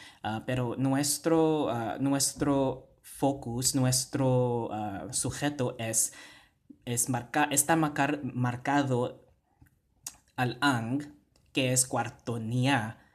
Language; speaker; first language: Spanish; non-native, fluent; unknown